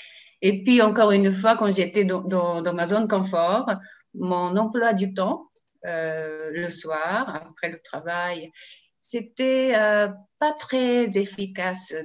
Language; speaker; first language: French; non-native, learner; Japanese